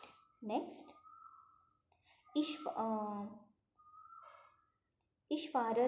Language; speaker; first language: German; non-native, fluent; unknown